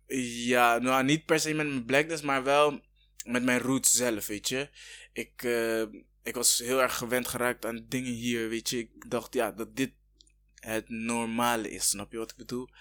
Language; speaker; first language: Dutch; early bilingual, other home language; Kinyarwanda